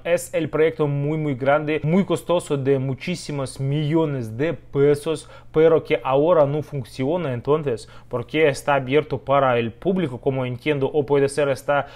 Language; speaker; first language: Spanish; non-native, learner; Russian